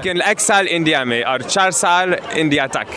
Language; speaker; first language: Hindi; non-native, learner; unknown